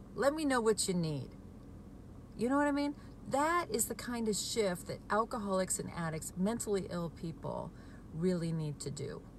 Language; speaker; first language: English; native; English